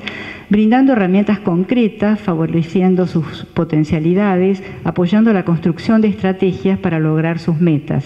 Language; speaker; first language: Spanish; native; Spanish